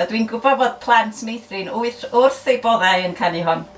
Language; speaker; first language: Welsh; non-native, local second language; Spanish